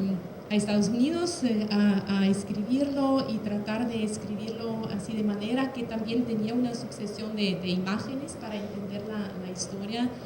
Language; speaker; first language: Spanish; non-native, fluent; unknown